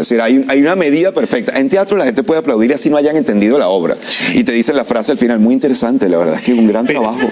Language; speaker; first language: Spanish; native; Spanish